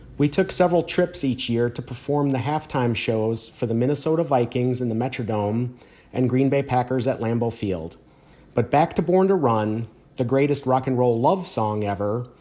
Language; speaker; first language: English; native; English